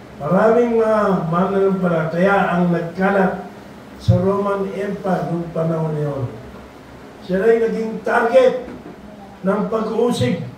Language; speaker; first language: Filipino; native; Filipino